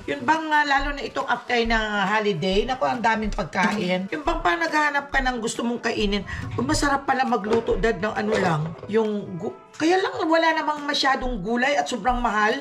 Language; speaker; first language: Filipino; native; Filipino